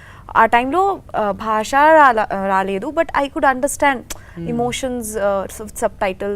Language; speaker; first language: Telugu; non-native, learner; Bangla